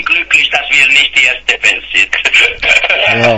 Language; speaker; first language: German; non-native, fluent; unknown